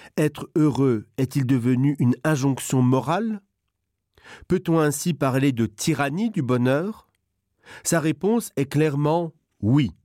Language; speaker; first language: French; non-native, local second language; Luxembourgish